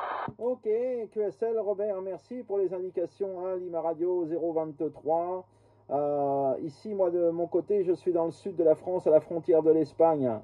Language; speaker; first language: French; native; French